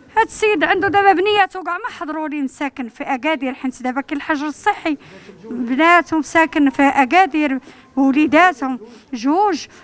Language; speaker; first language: Arabic; native; Arabic